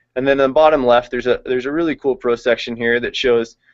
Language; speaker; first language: English; native; English